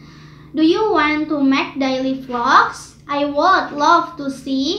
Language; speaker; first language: English; non-native, learner; Indonesian